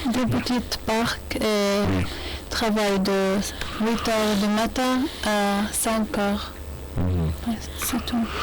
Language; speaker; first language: French; non-native, learner; Arabic